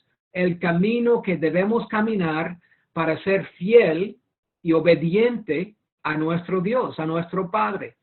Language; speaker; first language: Spanish; non-native, fluent; English